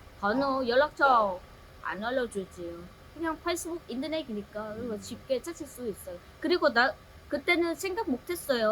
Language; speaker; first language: Korean; non-native, learner; Vietnamese